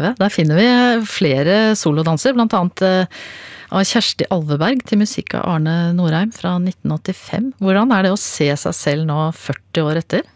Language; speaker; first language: Norwegian; native; Norwegian